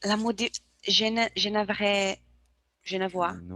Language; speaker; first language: French; non-native, learner; Portuguese